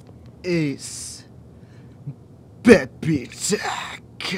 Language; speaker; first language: Spanish; non-native, learner; English